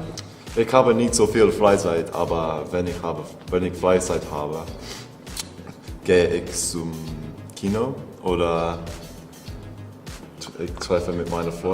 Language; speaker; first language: German; non-native, learner; English